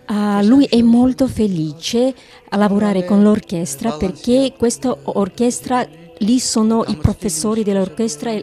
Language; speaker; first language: Italian; non-native, learner; Georgian